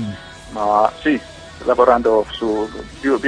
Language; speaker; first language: Italian; non-native, learner; Finnish